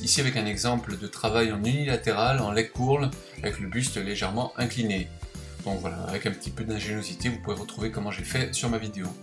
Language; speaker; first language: French; native; French